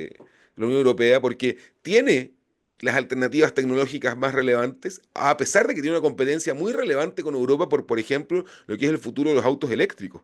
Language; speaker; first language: Spanish; native; Spanish